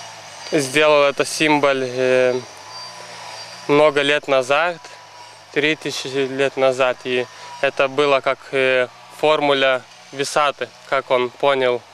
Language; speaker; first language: Russian; non-native, learner; Lithuanian